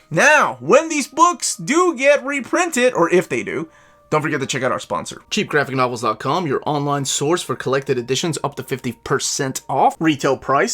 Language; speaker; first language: English; native; English